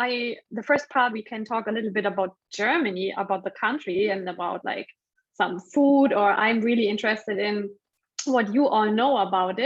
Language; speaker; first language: English; non-native, fluent; German